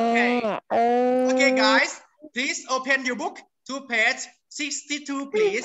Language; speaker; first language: English; non-native, fluent; Thai